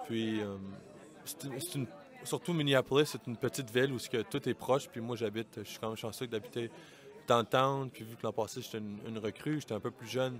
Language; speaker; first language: French; native; French